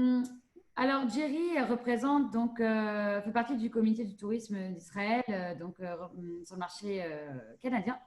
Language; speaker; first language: French; native; French